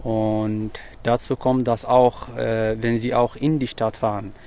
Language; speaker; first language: German; non-native, learner; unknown